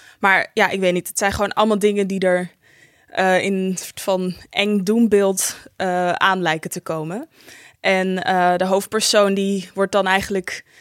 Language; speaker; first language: Dutch; native; Dutch